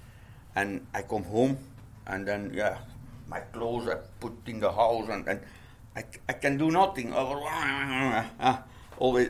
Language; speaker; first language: English; non-native, learner; Dutch